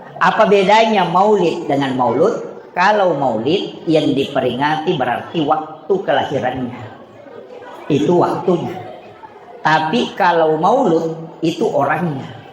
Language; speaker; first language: Indonesian; non-native, local second language; Buginese